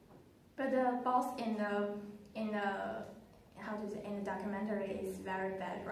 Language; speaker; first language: English; non-native, learner; Chinese